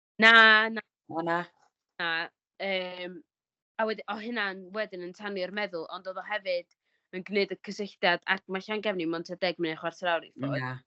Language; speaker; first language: Welsh; native; Welsh